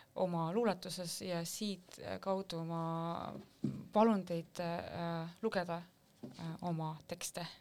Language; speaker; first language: Estonian; non-native, local second language; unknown